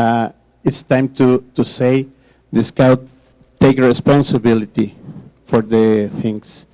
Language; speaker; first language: English; non-native, learner; Spanish